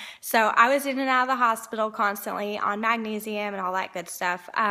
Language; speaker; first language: English; native; English